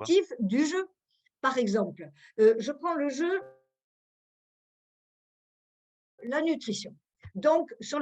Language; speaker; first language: French; native; French